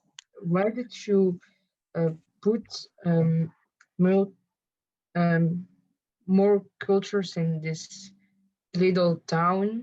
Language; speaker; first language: English; non-native, learner; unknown